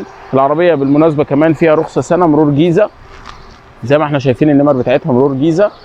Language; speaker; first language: Arabic; native; Arabic